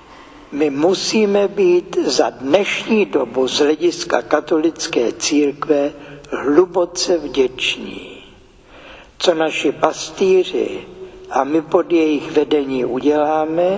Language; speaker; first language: Czech; native; Czech